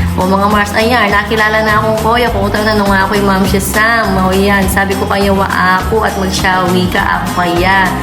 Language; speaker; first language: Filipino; non-native, local second language; Pampanga